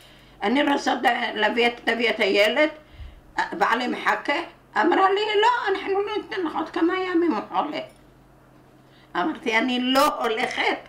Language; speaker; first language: Hebrew; non-native, learner; Arabic